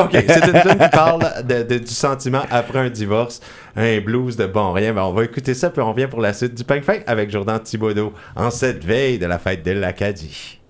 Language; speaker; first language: French; native; French